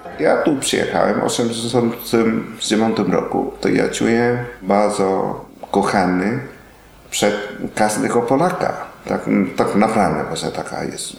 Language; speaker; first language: Polish; non-native, learner; Vietnamese